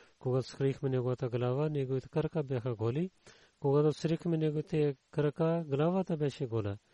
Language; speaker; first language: Bulgarian; non-native, learner; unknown